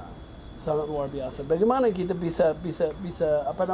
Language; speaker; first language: Indonesian; non-native, fluent; English